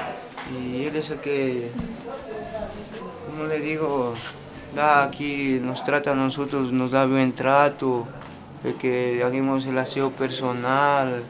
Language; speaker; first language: Spanish; native; Spanish